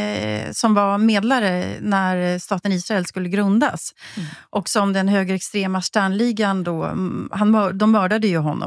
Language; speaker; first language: Swedish; native; Swedish